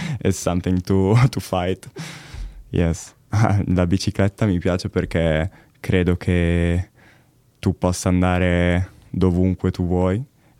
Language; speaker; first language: English; non-native, learner; Italian